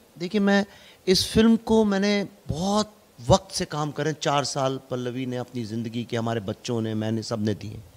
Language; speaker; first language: Hindi; native; Hindi